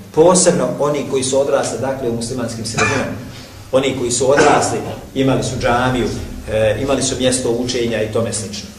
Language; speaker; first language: Bosnian; native; Bosnian